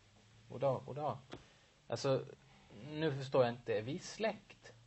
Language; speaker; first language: Swedish; native; Swedish